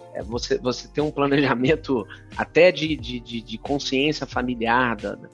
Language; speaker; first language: Portuguese; native; Portuguese